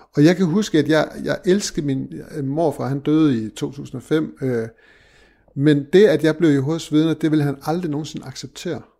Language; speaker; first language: Danish; native; Danish